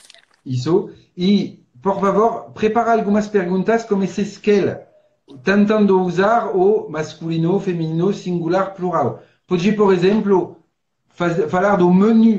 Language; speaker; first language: Portuguese; non-native, fluent; French